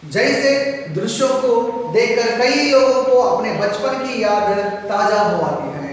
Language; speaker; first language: Hindi; non-native, local second language; Telugu